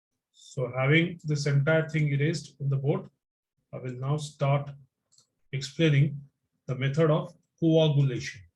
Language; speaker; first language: English; non-native, local second language; Bangla